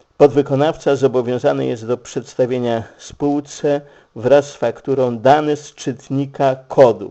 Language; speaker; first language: Polish; native; Polish